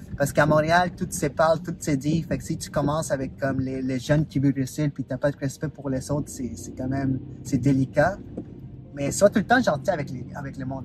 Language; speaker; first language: French; non-native, fluent; Spanish